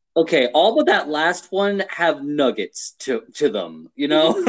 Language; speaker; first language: English; native; English